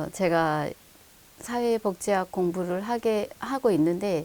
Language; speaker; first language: Korean; non-native, fluent; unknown